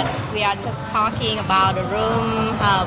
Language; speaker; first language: English; non-native, learner; Vietnamese